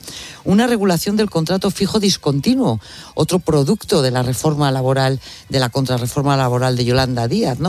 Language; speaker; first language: Spanish; native; Spanish